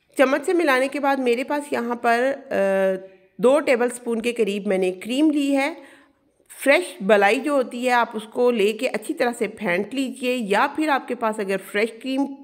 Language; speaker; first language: Urdu; native; Urdu